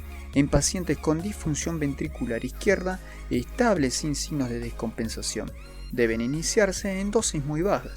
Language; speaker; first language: Spanish; native; Spanish